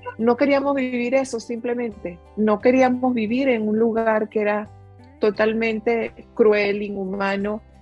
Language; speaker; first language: Spanish; native; Spanish